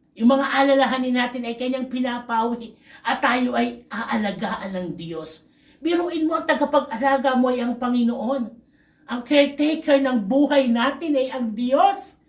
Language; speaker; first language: Filipino; native; Filipino